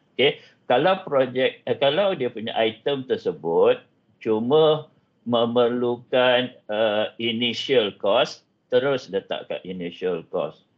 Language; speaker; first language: Malay; native; Malay